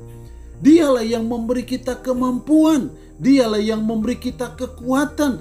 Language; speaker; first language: Indonesian; native; Indonesian